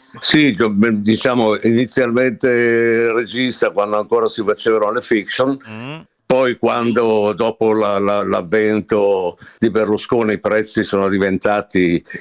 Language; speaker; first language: Italian; native; Italian